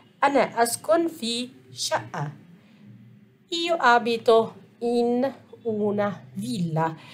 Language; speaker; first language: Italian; non-native, fluent; Arabic